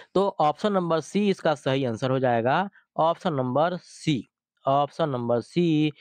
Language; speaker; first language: Hindi; native; Hindi